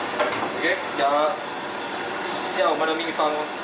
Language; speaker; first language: Chinese; native; Chinese